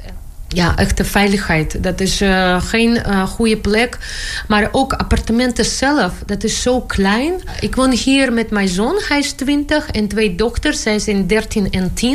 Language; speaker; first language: Dutch; non-native, learner; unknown